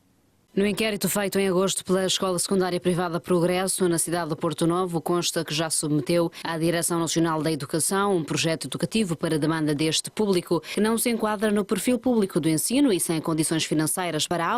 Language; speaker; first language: Portuguese; non-native, local second language; Kabuverdianu